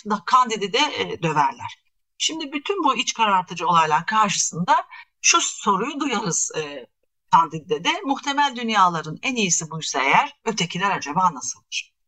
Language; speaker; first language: Turkish; native; Turkish